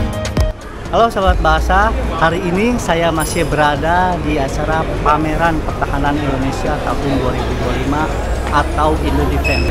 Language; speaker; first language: Indonesian; native; Indonesian